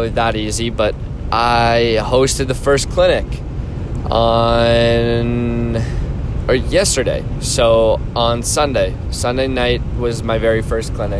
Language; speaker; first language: English; native; English